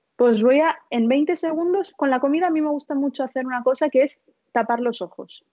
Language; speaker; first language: Spanish; early bilingual, other home language; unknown